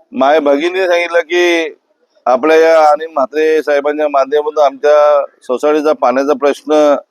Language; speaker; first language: Marathi; native; Marathi